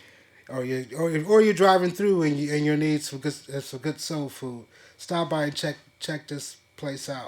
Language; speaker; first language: English; native; English